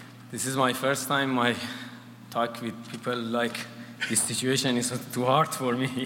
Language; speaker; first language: English; non-native, learner; Persian